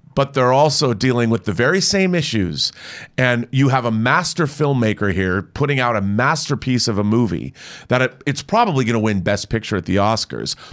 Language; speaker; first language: English; native; English